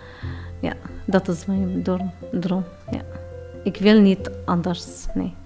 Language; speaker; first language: Dutch; non-native, learner; Arabic